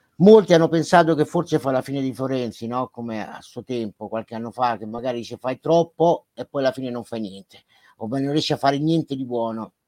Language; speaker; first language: Italian; native; Italian